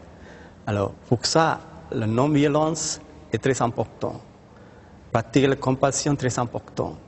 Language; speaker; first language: French; non-native, fluent; Sinhala